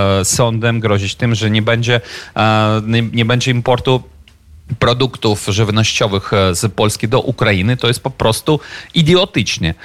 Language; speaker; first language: Polish; non-native, fluent; Ukrainian